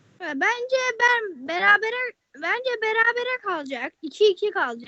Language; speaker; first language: Turkish; early bilingual, heritage; Turkish